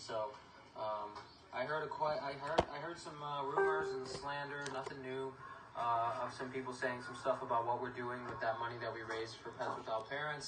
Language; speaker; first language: English; native; English